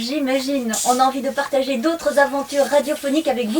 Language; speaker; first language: French; native; French